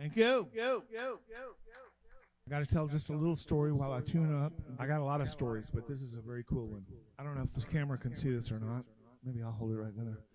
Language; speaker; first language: English; native; English